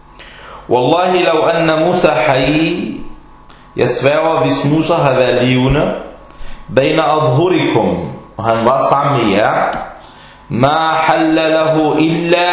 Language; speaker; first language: Danish; early bilingual, other home language; Arabic